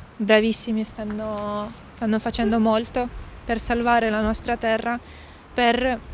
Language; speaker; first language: Italian; non-native, fluent; Ukrainian